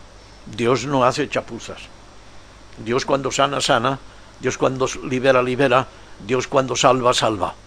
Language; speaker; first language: Spanish; native; Spanish